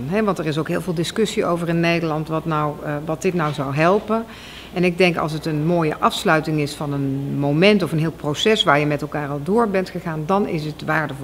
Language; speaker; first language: Dutch; native; Dutch